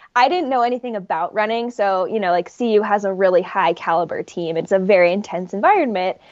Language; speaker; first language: English; native; English